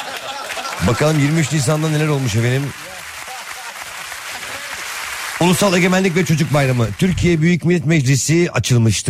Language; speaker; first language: Turkish; native; Turkish